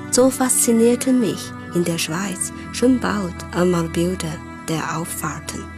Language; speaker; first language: German; non-native, fluent; Chinese